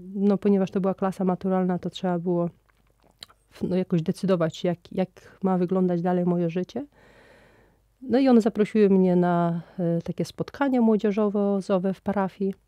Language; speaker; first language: Polish; native; Polish